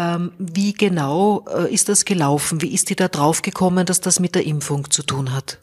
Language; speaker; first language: German; native; German